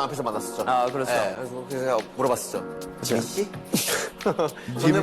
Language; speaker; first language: Korean; native; Korean